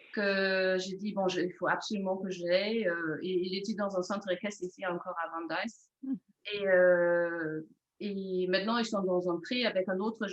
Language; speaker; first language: French; non-native, fluent; German